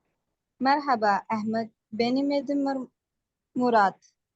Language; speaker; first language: Turkish; non-native, learner; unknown